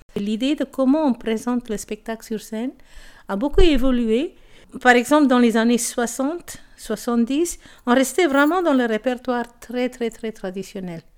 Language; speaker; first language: French; non-native, local second language; Tamil